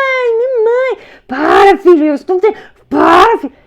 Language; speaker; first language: Portuguese; non-native, fluent; English